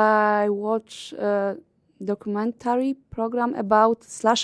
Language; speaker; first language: English; non-native, learner; Polish